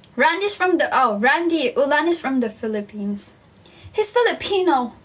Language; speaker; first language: English; non-native, local second language; Filipino